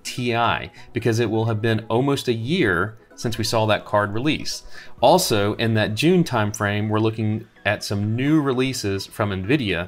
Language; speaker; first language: English; native; English